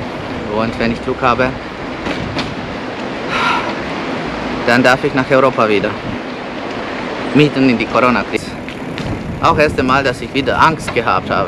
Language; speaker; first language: German; non-native, fluent; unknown